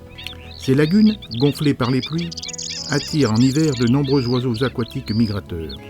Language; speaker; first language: French; native; French